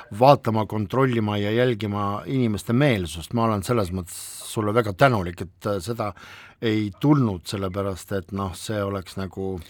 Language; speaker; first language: Estonian; non-native, local second language; Russian